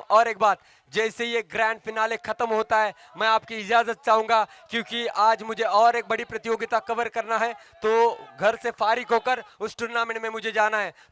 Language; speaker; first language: Hindi; non-native, local second language; Marathi